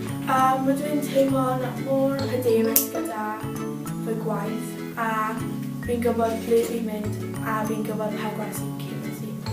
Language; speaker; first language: Welsh; non-native, local second language; English